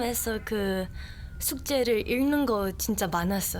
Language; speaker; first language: Korean; early bilingual, heritage; Korean